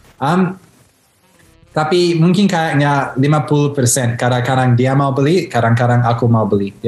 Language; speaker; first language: Indonesian; early bilingual, heritage; Indonesian